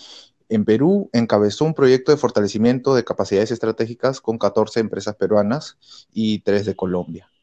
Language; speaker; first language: Spanish; native; Spanish